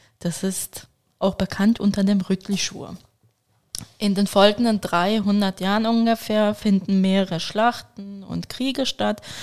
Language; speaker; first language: German; early bilingual, other home language; Turkish